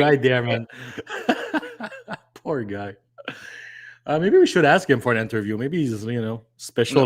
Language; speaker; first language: English; non-native, fluent; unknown